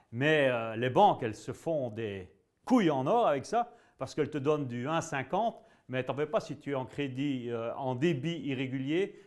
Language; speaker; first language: French; native; French